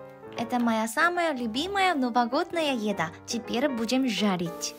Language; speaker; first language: Russian; non-native, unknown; Korean